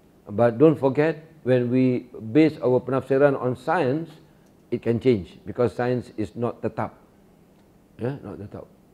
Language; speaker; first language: English; non-native, local second language; Malay